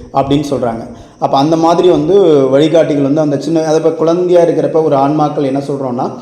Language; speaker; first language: Tamil; native; Tamil